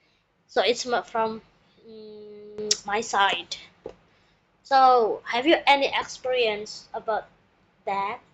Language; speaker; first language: English; non-native, learner; Indonesian